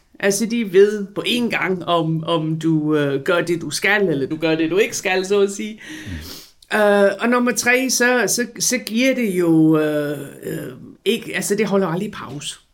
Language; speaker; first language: Danish; non-native, fluent; English